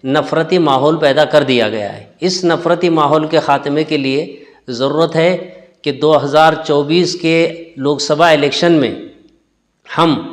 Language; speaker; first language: Urdu; native; Urdu